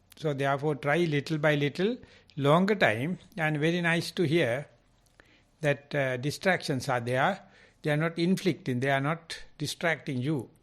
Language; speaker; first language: English; non-native, local second language; Sinhala